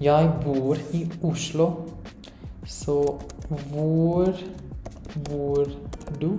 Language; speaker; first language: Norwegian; non-native, learner; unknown